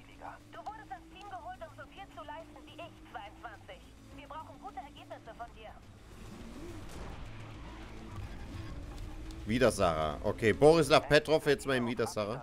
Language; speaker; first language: German; native; German